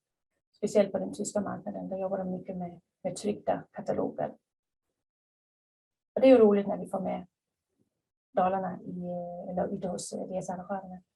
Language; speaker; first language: Swedish; native; Swedish